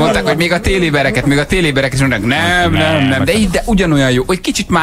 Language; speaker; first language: Hungarian; native; Hungarian